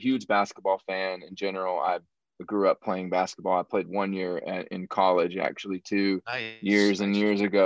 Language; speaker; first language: English; native; English